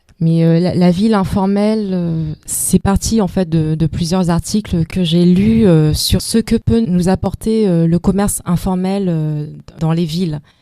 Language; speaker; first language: French; native; French